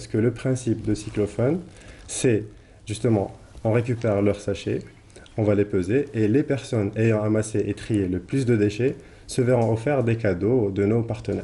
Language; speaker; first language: French; non-native, local second language; Arabic